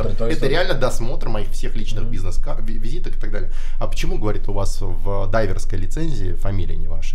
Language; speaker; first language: Russian; native; Russian